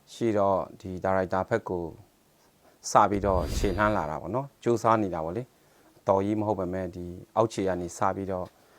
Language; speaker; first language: Burmese; non-native, local second language; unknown